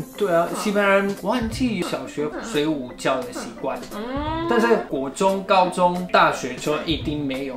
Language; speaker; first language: Chinese; non-native, fluent; Spanish